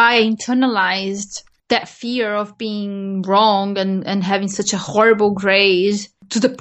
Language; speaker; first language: English; non-native, fluent; Portuguese